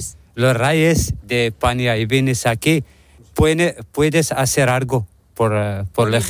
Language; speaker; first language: Spanish; non-native, learner; Arabic